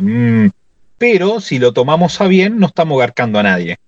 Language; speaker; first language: Spanish; native; Spanish